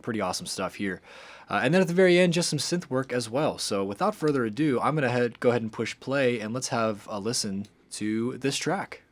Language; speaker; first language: English; native; English